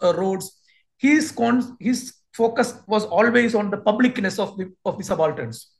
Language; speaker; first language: English; non-native, local second language; Malayalam